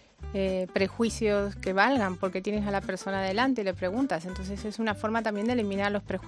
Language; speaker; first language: Spanish; native; Spanish